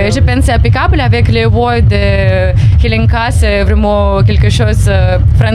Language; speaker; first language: French; non-native, learner; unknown